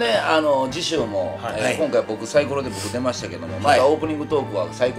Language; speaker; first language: Japanese; native; Japanese